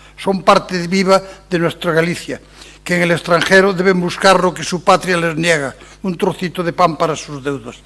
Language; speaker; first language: Spanish; non-native, local second language; Galician